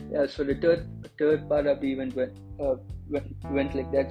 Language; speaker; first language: English; non-native, local second language; Tamil